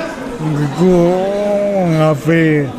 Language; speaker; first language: French; early bilingual, other home language; Gujarati